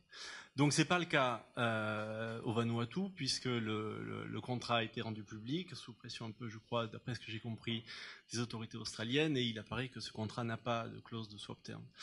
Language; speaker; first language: French; native; French